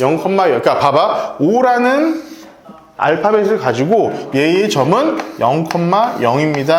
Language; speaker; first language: Korean; native; Korean